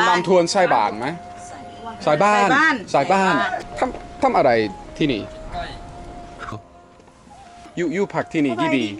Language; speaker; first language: Thai; non-native, learner; English